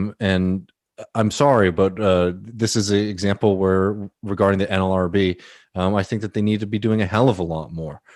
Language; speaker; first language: English; native; English